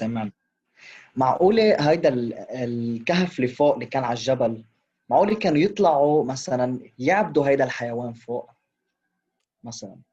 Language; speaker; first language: Arabic; native; Arabic